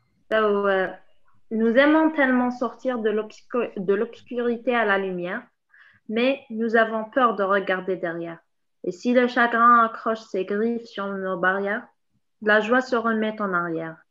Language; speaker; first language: French; non-native, local second language; Arabic